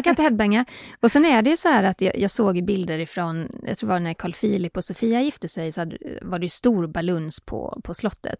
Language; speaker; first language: Swedish; native; Swedish